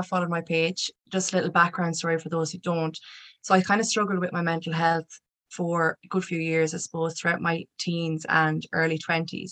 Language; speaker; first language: English; native; English